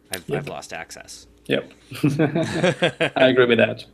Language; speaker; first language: English; non-native, fluent; French